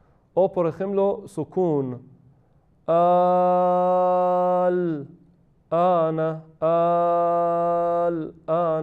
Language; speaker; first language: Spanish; non-native, fluent; Persian